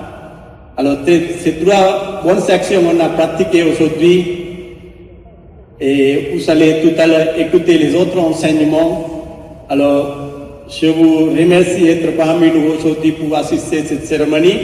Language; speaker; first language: French; non-native, fluent; Sinhala